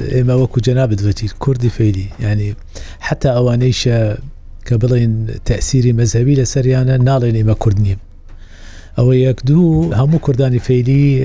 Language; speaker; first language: Central Kurdish; non-native, local second language; Southern Kurdish